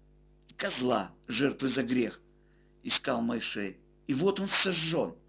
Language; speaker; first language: Russian; native; Russian